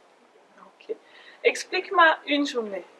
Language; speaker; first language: French; non-native, fluent; German